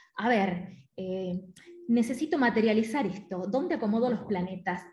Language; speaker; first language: Spanish; native; Spanish